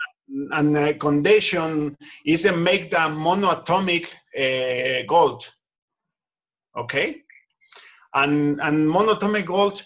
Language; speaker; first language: English; non-native, learner; Spanish